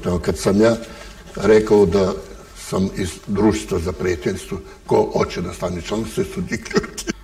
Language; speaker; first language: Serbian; early bilingual, heritage; Bulgarian